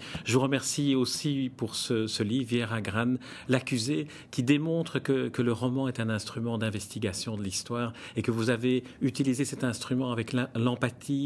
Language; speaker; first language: French; native; French